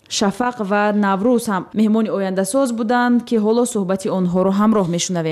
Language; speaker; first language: Tajik; native; Tajik